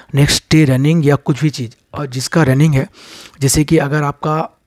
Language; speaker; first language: Hindi; non-native, local second language; Bangla